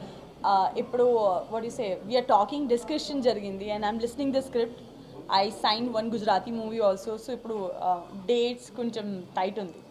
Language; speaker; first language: Telugu; non-native, local second language; Gujarati